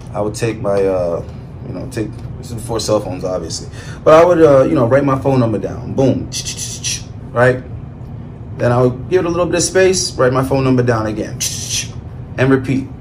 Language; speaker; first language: English; native; English